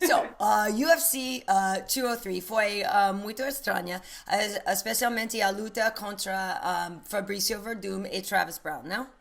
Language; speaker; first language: Portuguese; non-native, learner; English